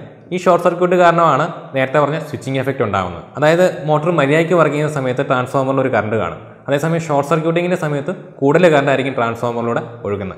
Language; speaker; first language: Malayalam; native; Malayalam